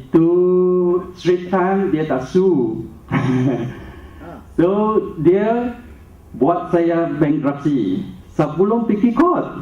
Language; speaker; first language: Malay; non-native, local second language; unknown